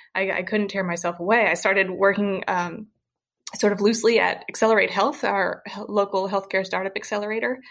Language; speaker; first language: English; native; English